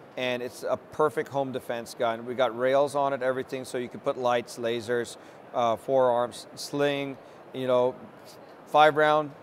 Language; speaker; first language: English; non-native, local second language; Filipino